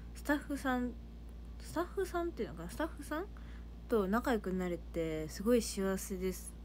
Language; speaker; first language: Japanese; native; Japanese